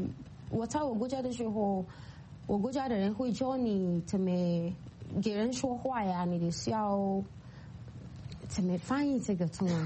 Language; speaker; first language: Chinese; non-native, fluent; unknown